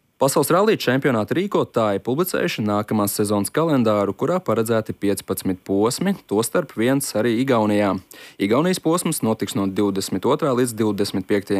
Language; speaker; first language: Latvian; native; Latvian